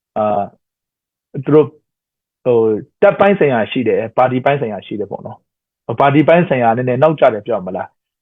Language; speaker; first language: Burmese; non-native, local second language; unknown